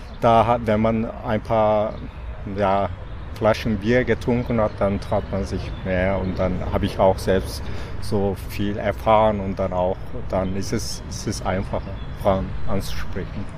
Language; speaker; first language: German; non-native, learner; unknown